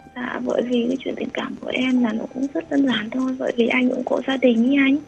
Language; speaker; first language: Vietnamese; non-native, local second language; Muong